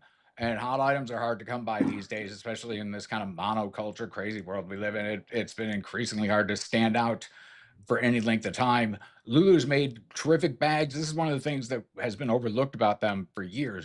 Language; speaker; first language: English; native; English